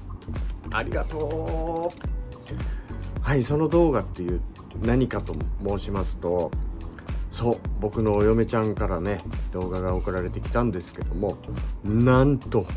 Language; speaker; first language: Japanese; native; Japanese